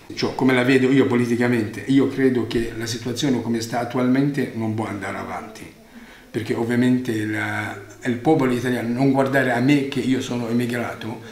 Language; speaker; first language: Italian; non-native, fluent; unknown